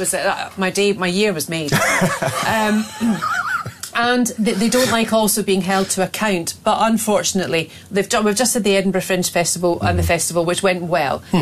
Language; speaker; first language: English; native; English